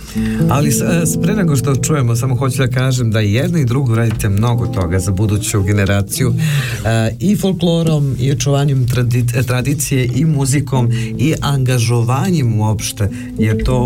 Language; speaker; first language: Serbian; native; Serbian